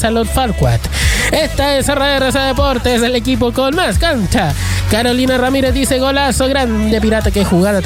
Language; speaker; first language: Spanish; native; Spanish